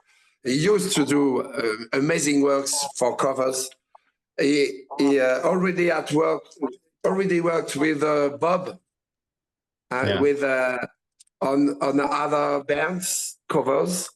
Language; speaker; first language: English; non-native, learner; French